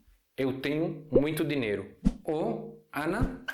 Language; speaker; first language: Portuguese; non-native, fluent; Arabic